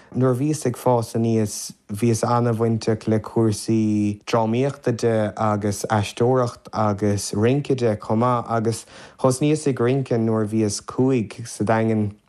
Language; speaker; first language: Irish; non-native, local second language; English